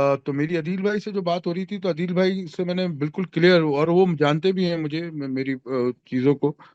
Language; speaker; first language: Urdu; native; Urdu